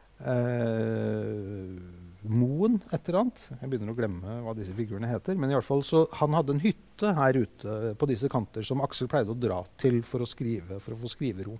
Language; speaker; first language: Norwegian; native; Norwegian